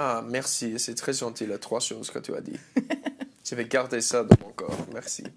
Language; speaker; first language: French; non-native, learner; English